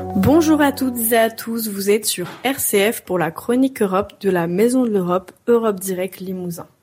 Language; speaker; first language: French; native; French